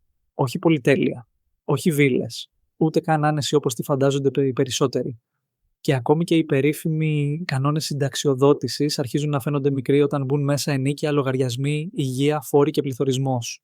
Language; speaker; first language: Greek; native; Greek